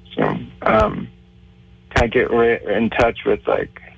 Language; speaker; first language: English; native; English